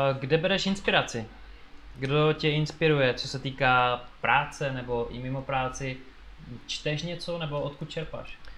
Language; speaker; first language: Czech; native; Czech